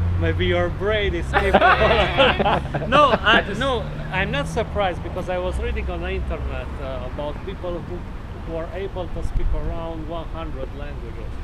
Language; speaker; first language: English; non-native, fluent; Romanian